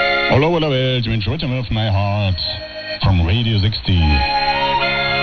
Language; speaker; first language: English; non-native, learner; German